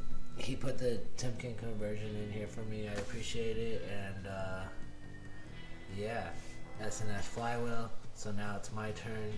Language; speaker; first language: English; native; English